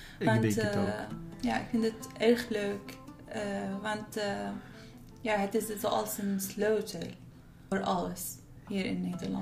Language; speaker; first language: Dutch; non-native, learner; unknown